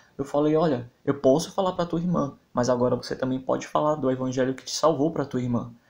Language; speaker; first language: Portuguese; native; Portuguese